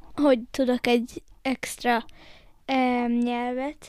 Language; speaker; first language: Hungarian; early bilingual, heritage; Hungarian